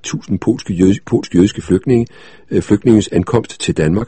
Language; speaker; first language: Danish; native; Danish